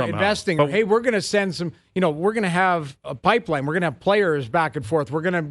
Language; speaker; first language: English; native; English